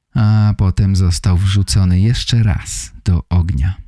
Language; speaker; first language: Polish; native; Polish